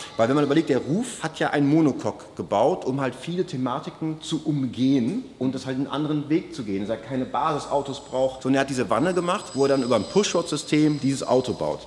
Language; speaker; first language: German; native; German